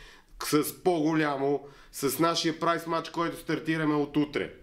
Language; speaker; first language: Bulgarian; native; Bulgarian